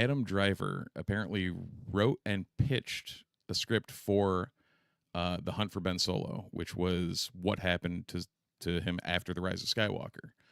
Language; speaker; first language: English; native; English